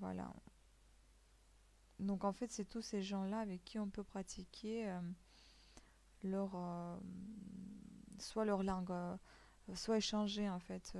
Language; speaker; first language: French; native; French